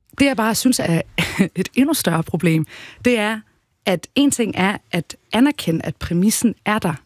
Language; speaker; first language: Danish; early bilingual, other home language; Arabic